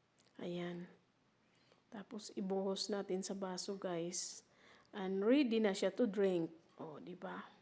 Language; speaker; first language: Filipino; native; Filipino